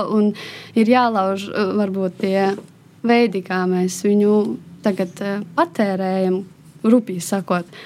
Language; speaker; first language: Latvian; non-native, local second language; Russian